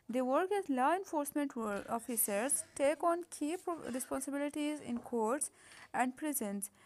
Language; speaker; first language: English; non-native, local second language; Urdu